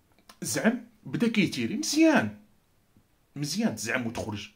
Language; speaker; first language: Arabic; native; Arabic